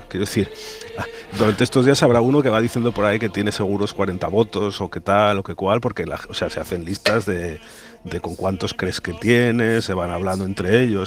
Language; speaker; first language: Spanish; native; Spanish